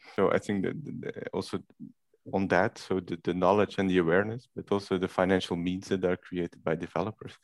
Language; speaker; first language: English; non-native, fluent; Dutch